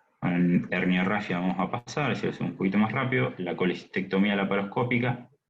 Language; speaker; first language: Spanish; native; Spanish